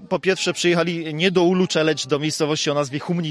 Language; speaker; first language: Polish; native; Polish